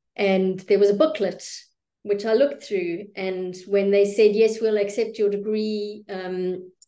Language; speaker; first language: English; native; English